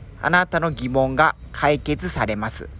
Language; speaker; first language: Japanese; non-native, fluent; Spanish